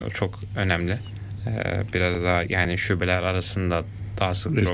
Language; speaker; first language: Turkish; early bilingual, heritage; Turkish